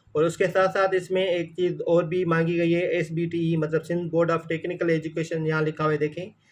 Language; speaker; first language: Urdu; non-native, local second language; Sindhi